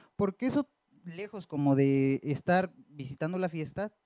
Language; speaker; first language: Spanish; native; Spanish